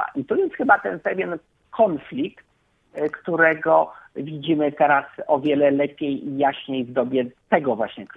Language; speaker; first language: Polish; native; Polish